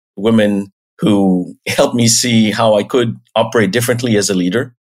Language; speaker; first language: English; non-native, fluent; French